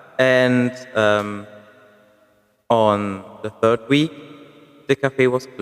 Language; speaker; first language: English; non-native, fluent; German